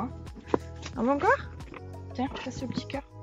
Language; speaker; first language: French; native; French